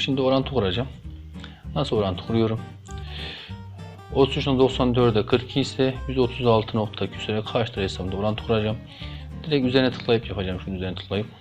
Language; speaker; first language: Turkish; native; Turkish